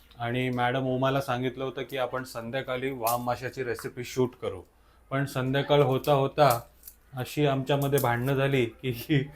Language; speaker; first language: Marathi; native; Marathi